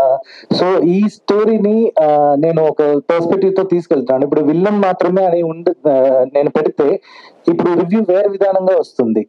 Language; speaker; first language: Telugu; non-native, fluent; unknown